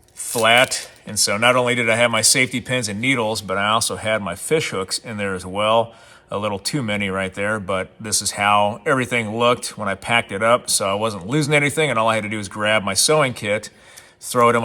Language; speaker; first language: English; native; English